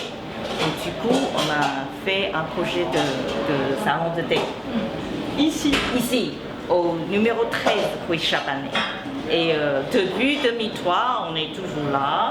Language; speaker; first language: French; non-native, fluent; Chinese